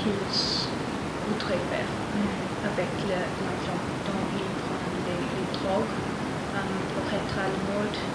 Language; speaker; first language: French; non-native, learner; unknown